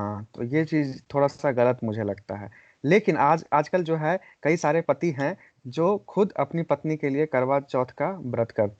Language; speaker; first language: Hindi; native; Hindi